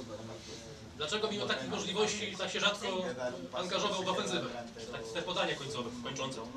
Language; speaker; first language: Polish; native; Polish